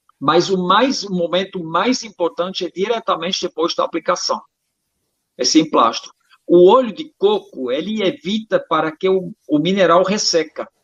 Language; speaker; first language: Portuguese; non-native, fluent; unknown